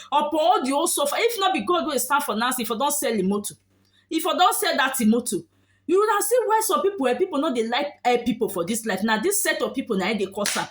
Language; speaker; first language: Nigerian Pidgin; native; Nigerian Pidgin